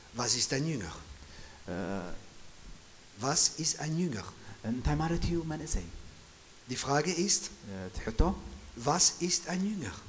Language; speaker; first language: German; non-native, fluent; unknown